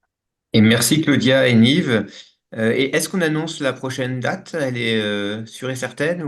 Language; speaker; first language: French; native; French